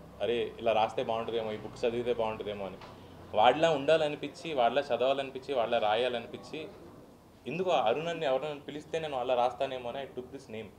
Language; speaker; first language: Telugu; native; Telugu